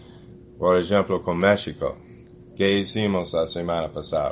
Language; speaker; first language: Portuguese; non-native, fluent; English